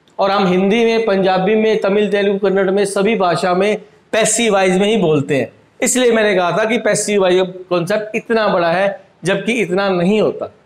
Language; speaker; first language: Hindi; native; Hindi